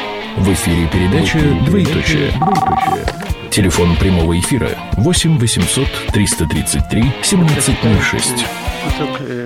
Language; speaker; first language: Russian; native; Russian